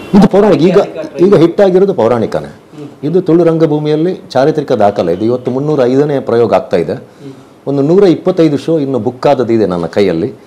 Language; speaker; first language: Kannada; non-native, local second language; Tulu